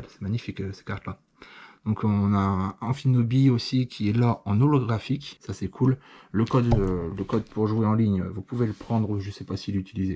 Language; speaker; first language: French; native; French